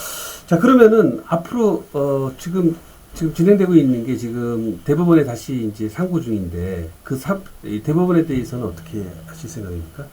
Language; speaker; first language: Korean; native; Korean